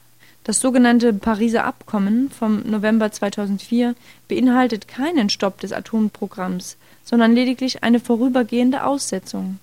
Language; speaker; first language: German; native; German